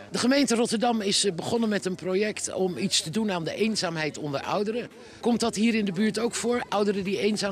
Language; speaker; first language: Dutch; native; Dutch